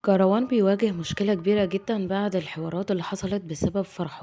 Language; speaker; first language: Arabic; native; Arabic